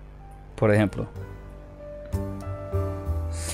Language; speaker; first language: Spanish; non-native, fluent; English